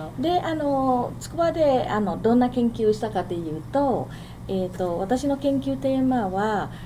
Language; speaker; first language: Japanese; non-native, fluent; Thai